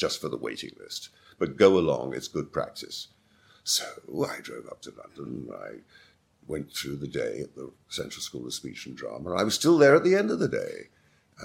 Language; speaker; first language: English; native; English